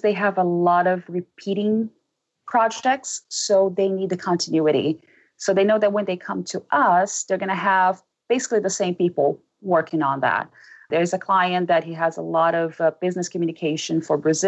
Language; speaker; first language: English; non-native, fluent; Portuguese